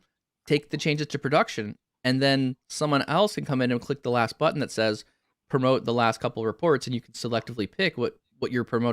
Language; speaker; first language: English; native; English